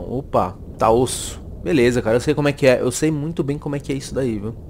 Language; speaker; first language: Portuguese; native; Portuguese